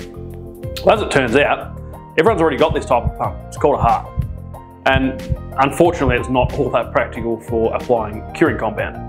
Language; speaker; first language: English; native; English